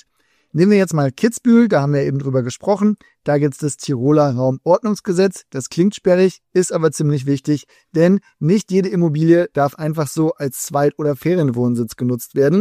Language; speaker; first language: German; native; German